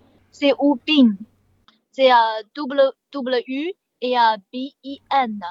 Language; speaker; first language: French; non-native, learner; Chinese